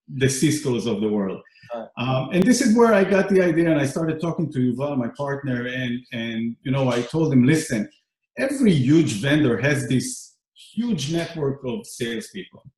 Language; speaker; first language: English; non-native, fluent; Hebrew